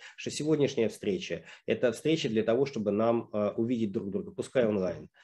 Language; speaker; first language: Russian; native; Russian